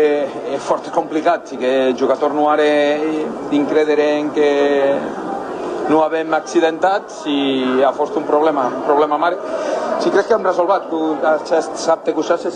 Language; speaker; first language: Romanian; non-native, learner; Catalan